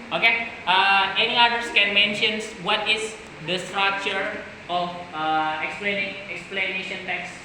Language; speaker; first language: English; non-native, learner; Indonesian